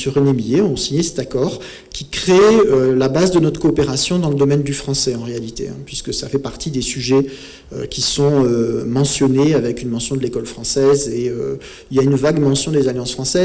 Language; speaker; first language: French; native; French